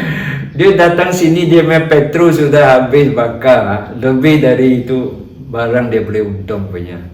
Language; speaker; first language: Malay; non-native, local second language; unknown